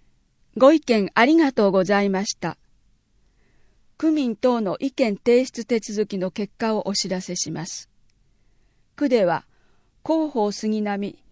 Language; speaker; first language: Japanese; native; Japanese